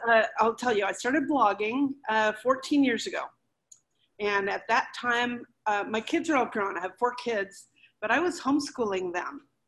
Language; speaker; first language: English; early bilingual, other home language; Spanish